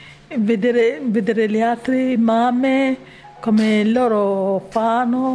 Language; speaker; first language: Italian; non-native, learner; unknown